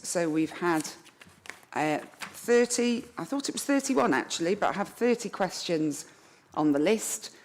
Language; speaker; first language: English; native; English